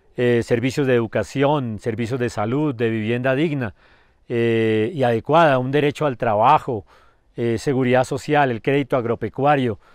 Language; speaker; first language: Spanish; native; Spanish